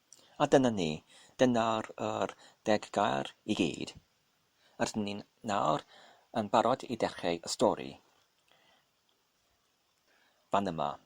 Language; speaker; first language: Welsh; non-native, learner; English